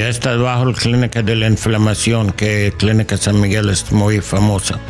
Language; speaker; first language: Spanish; non-native, learner; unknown